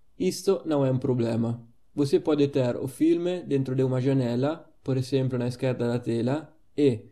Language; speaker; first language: Portuguese; non-native, fluent; Italian